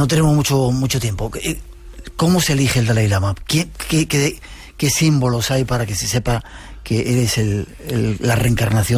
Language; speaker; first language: Spanish; native; Spanish